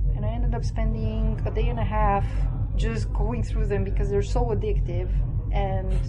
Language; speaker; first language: English; non-native, fluent; Romanian